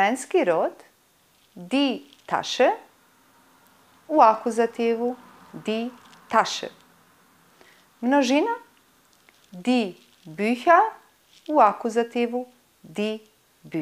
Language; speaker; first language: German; non-native, fluent; Bosnian